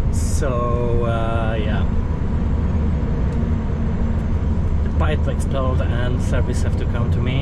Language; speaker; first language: English; non-native, fluent; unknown